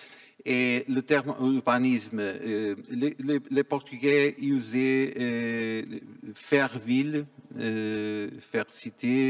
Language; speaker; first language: French; non-native, fluent; Portuguese